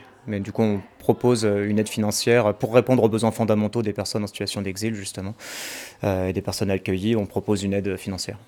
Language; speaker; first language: French; native; French